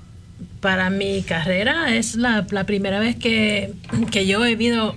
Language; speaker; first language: Spanish; early bilingual, heritage; Spanish